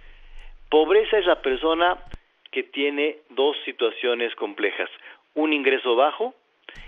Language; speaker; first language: Spanish; native; Spanish